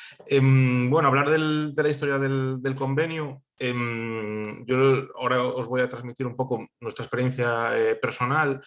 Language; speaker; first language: Spanish; native; Spanish